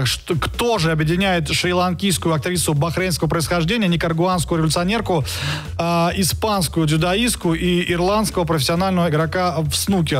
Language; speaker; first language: Russian; native; Russian